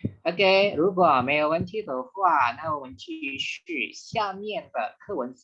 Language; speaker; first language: Chinese; non-native, fluent; Indonesian